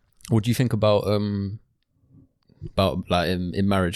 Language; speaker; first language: English; early bilingual, other home language; Spanish